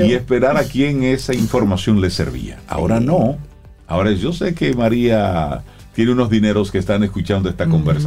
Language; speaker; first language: Spanish; native; Spanish